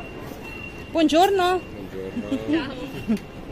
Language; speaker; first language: Italian; non-native, learner; Russian